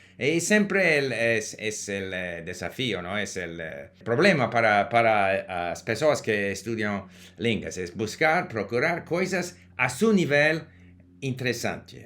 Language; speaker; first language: Portuguese; non-native, learner; English